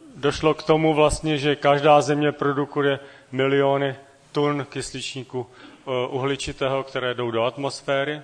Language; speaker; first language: Czech; native; Czech